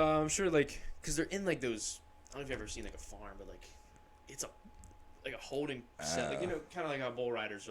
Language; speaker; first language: English; native; English